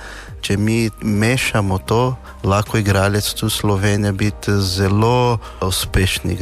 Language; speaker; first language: Slovenian; non-native, learner; Portuguese